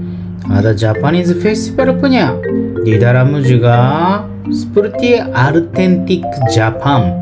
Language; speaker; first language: Indonesian; non-native, learner; Japanese